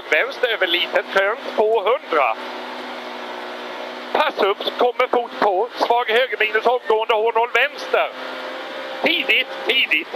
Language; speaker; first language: Swedish; native; Swedish